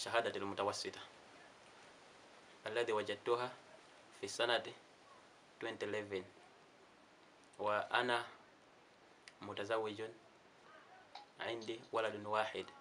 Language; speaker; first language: Arabic; non-native, learner; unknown